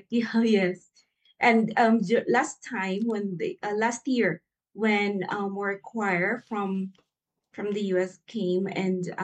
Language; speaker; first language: English; non-native, local second language; Cebuano